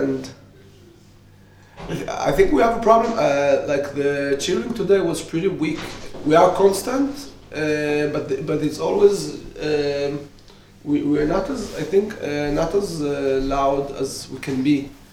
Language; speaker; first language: English; non-native, fluent; Hebrew